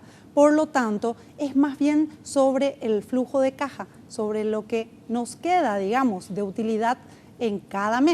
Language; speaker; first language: Spanish; native; Spanish